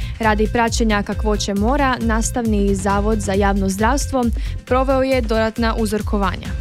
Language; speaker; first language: Croatian; native; Croatian